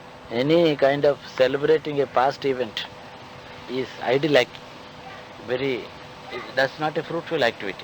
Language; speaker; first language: English; non-native, local second language; Telugu